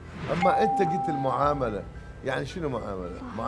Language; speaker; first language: Arabic; native; Arabic